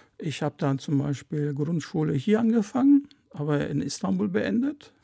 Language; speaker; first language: German; early bilingual, other home language; Turkish